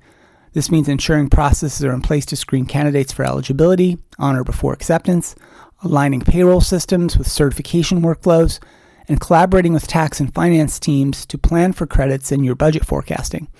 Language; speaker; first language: English; native; English